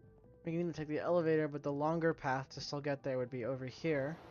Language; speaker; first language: English; native; English